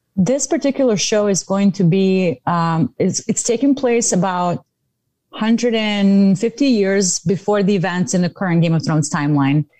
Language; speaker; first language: English; non-native, fluent; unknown